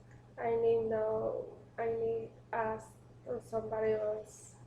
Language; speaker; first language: English; non-native, learner; Spanish